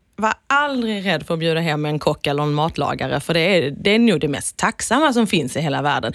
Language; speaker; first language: Swedish; native; Swedish